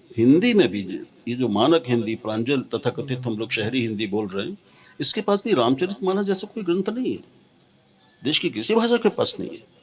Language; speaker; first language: Hindi; native; Hindi